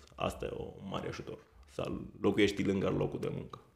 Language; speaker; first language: Romanian; non-native, fluent; Italian